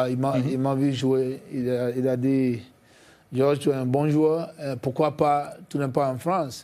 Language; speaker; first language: French; non-native, fluent; English